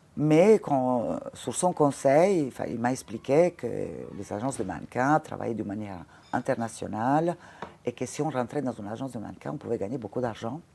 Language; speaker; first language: French; non-native, fluent; Italian